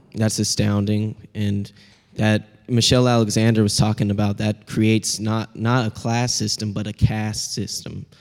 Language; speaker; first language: English; native; English